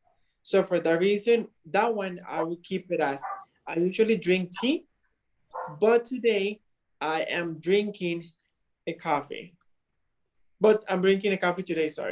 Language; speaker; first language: English; non-native, fluent; Spanish